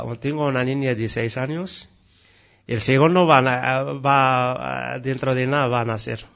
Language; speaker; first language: Spanish; non-native, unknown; Arabic